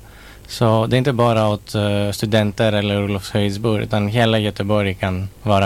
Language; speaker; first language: Swedish; non-native, fluent; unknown